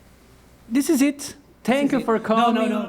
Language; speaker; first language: English; non-native, learner; Portuguese